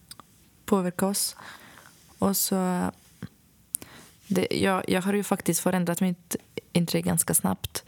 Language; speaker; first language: Swedish; non-native, fluent; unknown